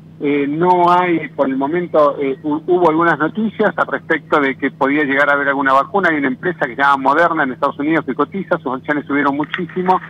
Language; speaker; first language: Spanish; native; Spanish